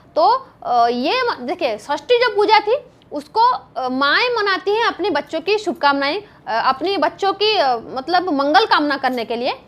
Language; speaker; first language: Hindi; non-native, local second language; Bangla